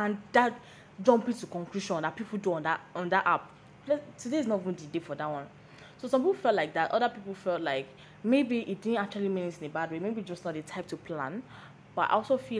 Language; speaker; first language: English; non-native, local second language; Yoruba